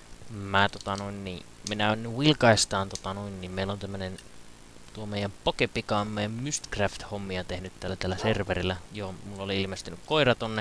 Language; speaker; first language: Finnish; native; Finnish